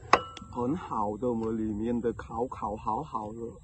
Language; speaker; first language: Chinese; non-native, learner; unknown